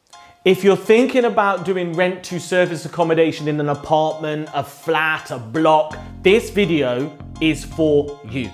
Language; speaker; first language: English; native; English